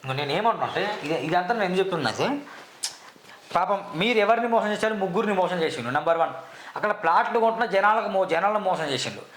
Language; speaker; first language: Telugu; native; Telugu